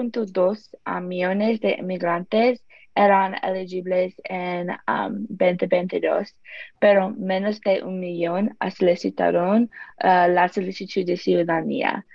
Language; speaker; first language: Spanish; non-native, learner; English